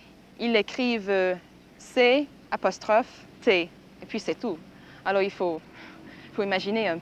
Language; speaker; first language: French; non-native, fluent; English